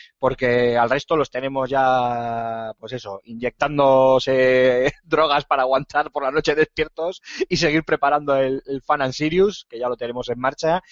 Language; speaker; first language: Spanish; native; Spanish